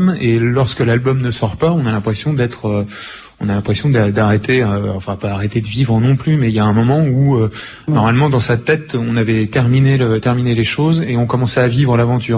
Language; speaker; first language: French; native; French